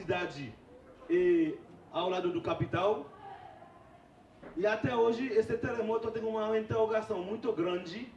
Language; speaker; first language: Portuguese; non-native, fluent; Haitian Creole